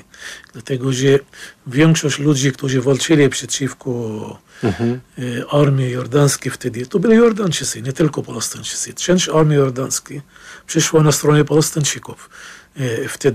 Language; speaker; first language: Polish; non-native, fluent; Arabic